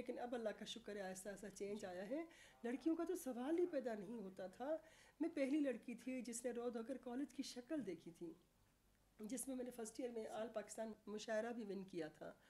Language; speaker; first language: Urdu; non-native, local second language; Sindhi